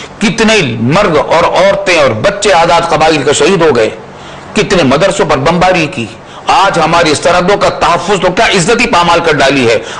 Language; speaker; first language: Urdu; native; Urdu